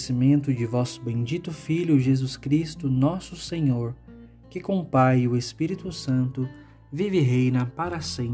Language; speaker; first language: Portuguese; native; Portuguese